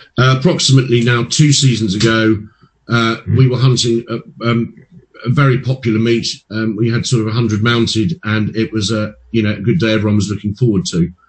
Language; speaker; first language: English; native; English